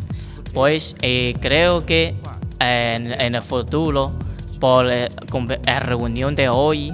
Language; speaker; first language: Spanish; non-native, learner; Chinese